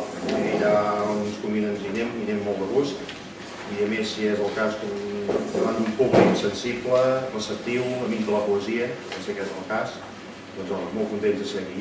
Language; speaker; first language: Catalan; native; Catalan